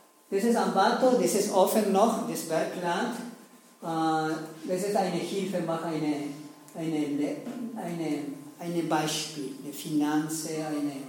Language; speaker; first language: German; non-native, learner; Spanish